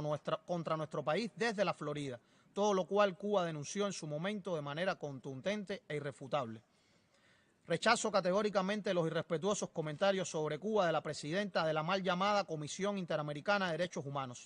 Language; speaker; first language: Spanish; native; Spanish